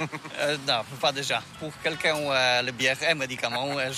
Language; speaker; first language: French; non-native, learner; Polish